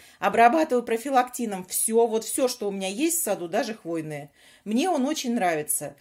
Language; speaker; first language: Russian; native; Russian